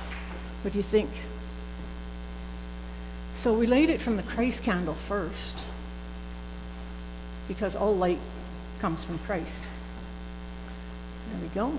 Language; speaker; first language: English; native; English